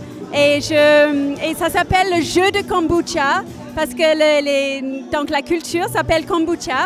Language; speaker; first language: French; non-native, learner; English